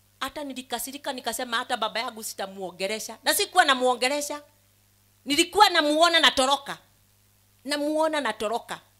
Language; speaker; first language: Swahili; non-native, local second language; Kikuyu